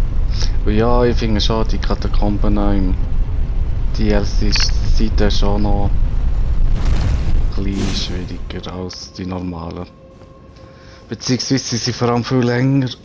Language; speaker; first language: German; native; German